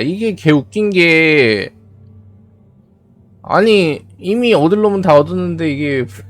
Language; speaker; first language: Korean; native; Korean